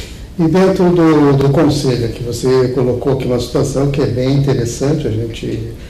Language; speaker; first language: Portuguese; native; Portuguese